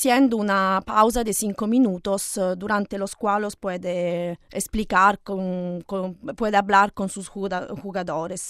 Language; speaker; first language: Spanish; non-native, learner; Italian